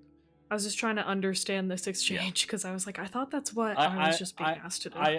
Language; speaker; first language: English; native; English